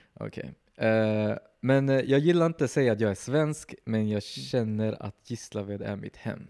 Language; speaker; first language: Swedish; native; Swedish